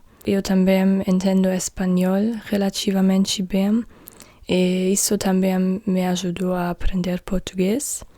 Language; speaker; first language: Portuguese; non-native, learner; German